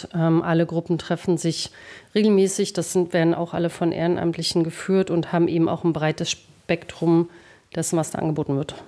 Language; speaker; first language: German; native; German